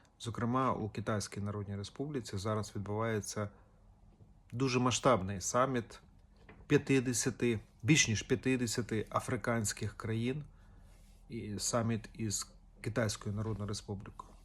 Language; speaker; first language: Ukrainian; native; Ukrainian